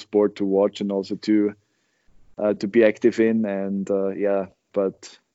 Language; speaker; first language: English; non-native, fluent; German